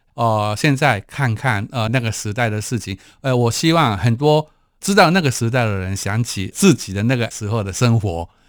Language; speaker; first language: Chinese; non-native, fluent; Japanese